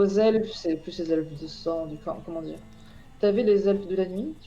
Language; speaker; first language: French; native; French